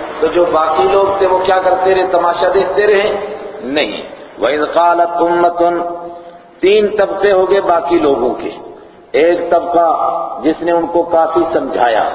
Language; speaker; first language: Urdu; non-native, local second language; Kashmiri